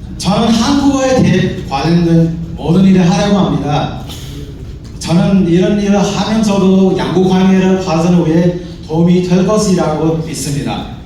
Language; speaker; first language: Korean; non-native, learner; Nepali